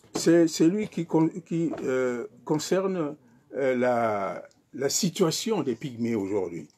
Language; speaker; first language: French; non-native, local second language; Sango